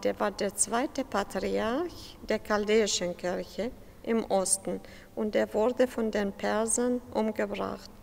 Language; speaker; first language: German; non-native, fluent; Syriac